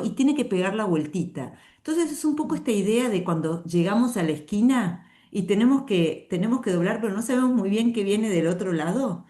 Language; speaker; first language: Spanish; native; Spanish